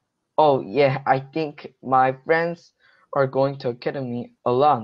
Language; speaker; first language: English; non-native, learner; Korean